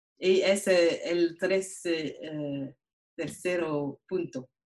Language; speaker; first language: Spanish; non-native, learner; French